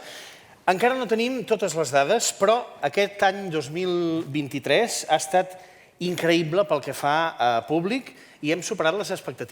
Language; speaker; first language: Catalan; native; Catalan